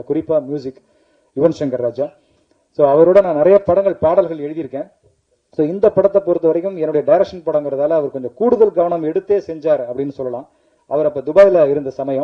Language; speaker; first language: Tamil; native; Tamil